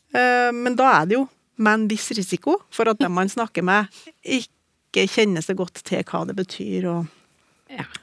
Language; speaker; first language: Norwegian; native; Norwegian